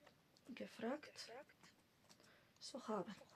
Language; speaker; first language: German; non-native, fluent; Macedonian